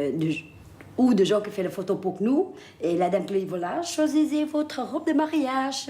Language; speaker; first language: French; non-native, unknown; Vietnamese